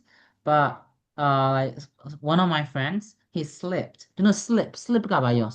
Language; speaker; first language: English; non-native, fluent; Burmese